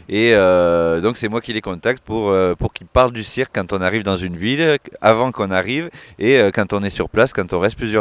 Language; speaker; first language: French; native; French